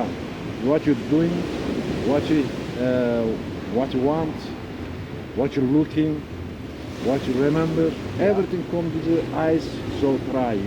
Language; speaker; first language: English; non-native, learner; Turkish